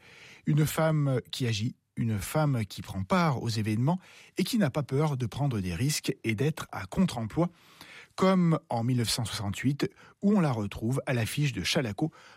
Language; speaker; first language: French; native; French